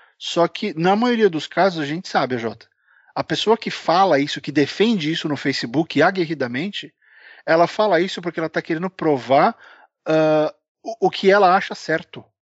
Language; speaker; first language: Portuguese; native; Portuguese